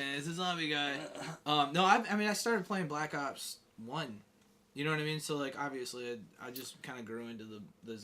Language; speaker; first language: English; native; English